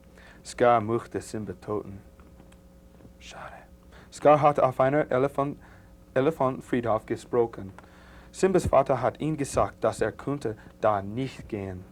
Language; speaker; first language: German; non-native, learner; English